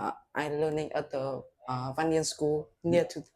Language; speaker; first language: English; non-native, learner; Vietnamese